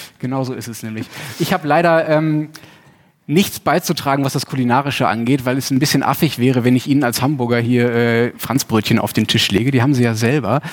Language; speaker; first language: German; native; German